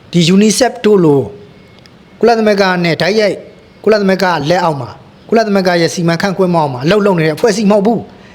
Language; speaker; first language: Burmese; native; Burmese